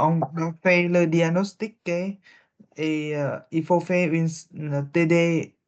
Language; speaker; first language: French; non-native, learner; Vietnamese